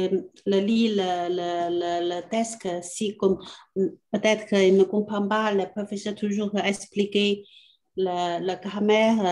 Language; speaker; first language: French; non-native, learner; Chinese